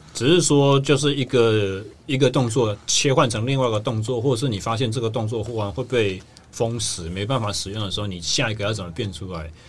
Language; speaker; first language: Chinese; native; Chinese